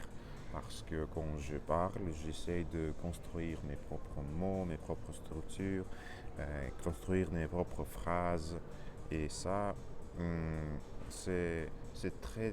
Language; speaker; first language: French; non-native, learner; Russian